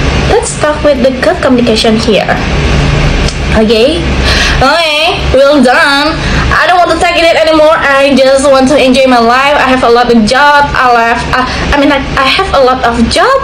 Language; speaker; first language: English; non-native, learner; Indonesian